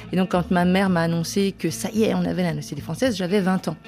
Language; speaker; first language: French; early bilingual, other home language; Spanish